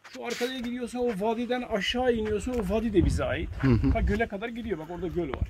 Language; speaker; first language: Turkish; non-native, local second language; Kurdish